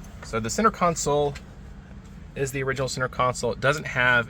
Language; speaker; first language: English; native; English